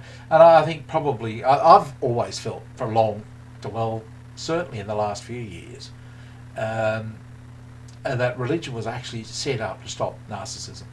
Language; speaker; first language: English; native; English